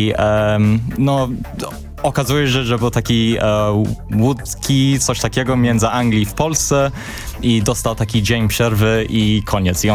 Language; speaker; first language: Polish; non-native, fluent; English